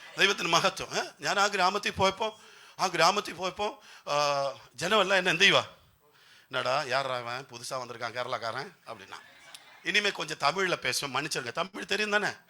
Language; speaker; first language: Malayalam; non-native, local second language; Tamil